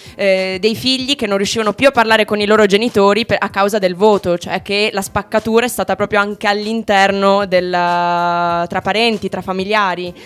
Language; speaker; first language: Italian; native; Italian